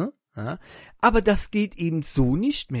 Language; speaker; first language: German; native; German